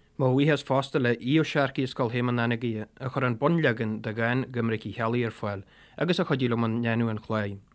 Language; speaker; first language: Irish; native; Irish